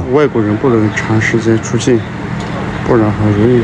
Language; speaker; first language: Chinese; native; Chinese